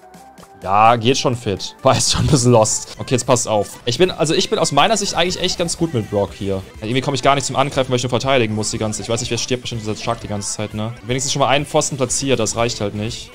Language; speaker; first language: German; native; German